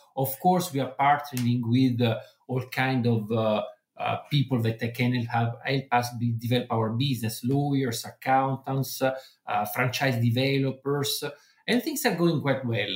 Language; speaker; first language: English; non-native, fluent; Italian